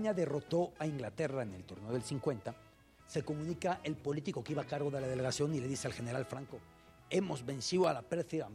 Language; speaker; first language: Spanish; native; Spanish